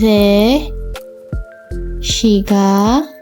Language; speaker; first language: Korean; non-native, learner; Indonesian